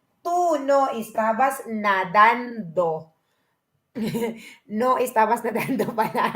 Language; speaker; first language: Spanish; non-native, fluent; Filipino